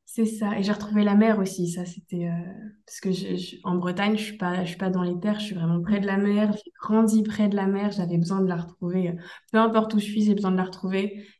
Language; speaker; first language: French; native; French